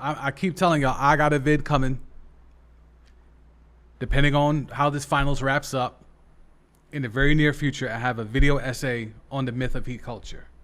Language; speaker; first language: English; native; English